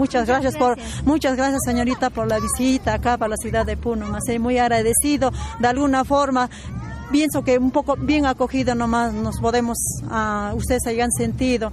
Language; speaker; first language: Spanish; native; Spanish